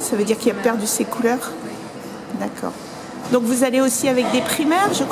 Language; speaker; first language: French; native; French